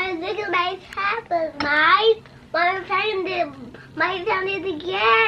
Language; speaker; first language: English; early bilingual, other home language; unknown